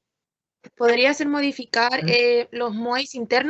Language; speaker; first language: Spanish; native; Spanish